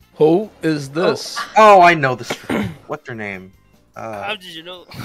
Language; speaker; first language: English; native; English